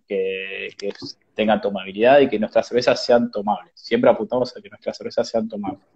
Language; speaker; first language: Spanish; native; Spanish